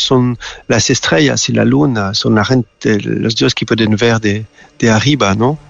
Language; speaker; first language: Spanish; non-native, fluent; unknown